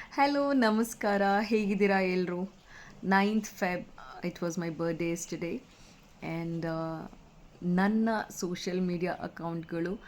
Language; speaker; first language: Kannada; non-native, local second language; Kodava